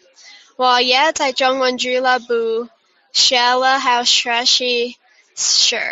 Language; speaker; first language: Chinese; non-native, learner; English